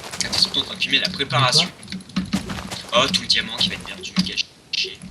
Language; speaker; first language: French; native; French